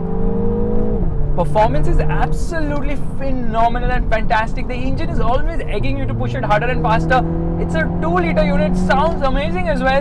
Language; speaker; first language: English; non-native, local second language; Hindi